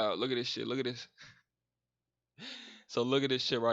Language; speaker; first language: English; native; English